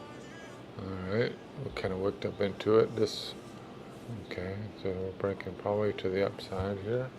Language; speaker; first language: English; native; English